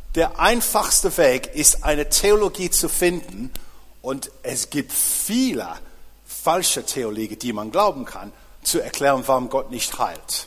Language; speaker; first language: German; non-native, fluent; English